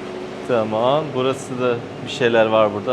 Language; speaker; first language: Turkish; non-native, learner; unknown